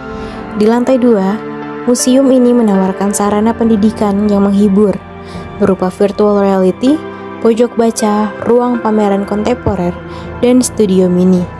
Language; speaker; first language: Indonesian; native; Indonesian